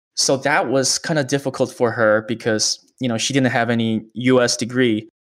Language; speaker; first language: English; early bilingual, other home language; Chinese